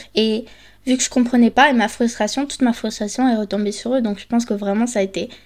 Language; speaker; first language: French; early bilingual, other home language; Spanish